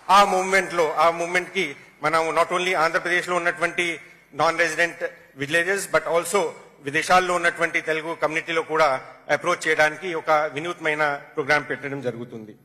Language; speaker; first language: Telugu; non-native, local second language; Hindi